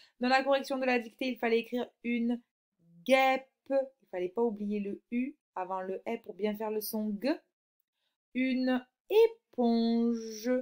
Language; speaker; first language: French; native; French